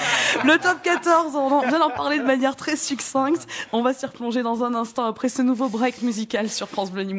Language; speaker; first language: French; native; French